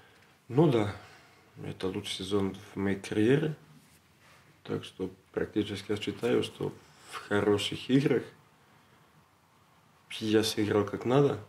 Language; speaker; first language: Russian; non-native, learner; Serbian